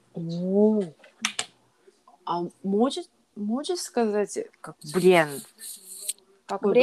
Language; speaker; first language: Russian; non-native, learner; Korean